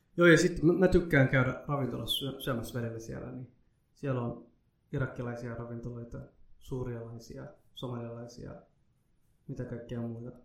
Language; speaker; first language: Finnish; early bilingual, other home language; Somali